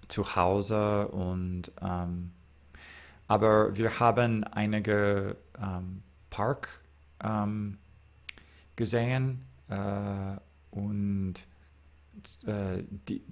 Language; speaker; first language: German; non-native, learner; English